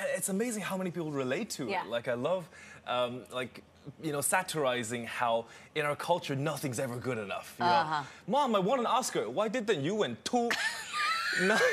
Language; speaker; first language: English; native; English